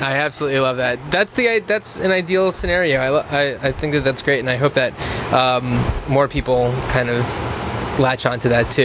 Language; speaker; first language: English; native; English